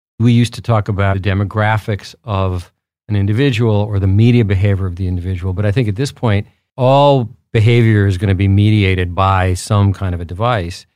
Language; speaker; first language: English; early bilingual, other home language; Spanish